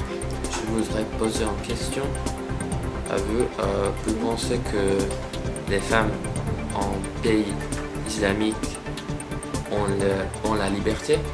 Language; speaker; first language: French; non-native, learner; English